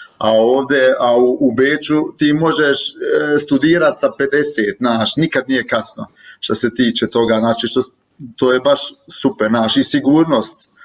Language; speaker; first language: Croatian; early bilingual, heritage; Bosnian